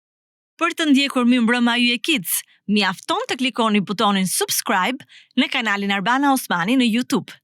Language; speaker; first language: Albanian; native; Albanian